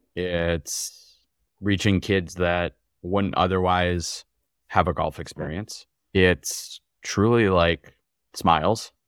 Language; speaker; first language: English; native; English